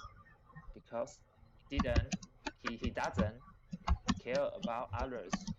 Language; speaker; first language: English; non-native, learner; Chinese